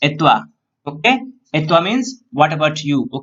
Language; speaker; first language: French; non-native, learner; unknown